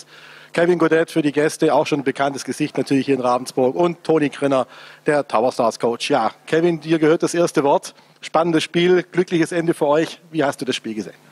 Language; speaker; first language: German; native; German